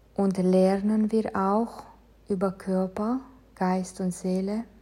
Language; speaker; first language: German; non-native, fluent; Romanian